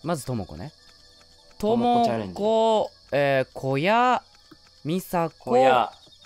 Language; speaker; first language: Japanese; native; Japanese